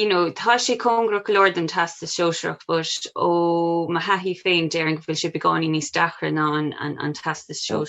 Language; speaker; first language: Irish; non-native, local second language; English